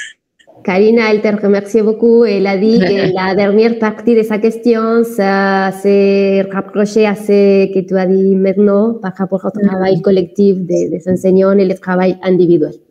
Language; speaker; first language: French; non-native, fluent; Spanish